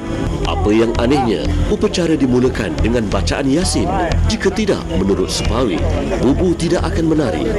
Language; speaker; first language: Malay; native; Malay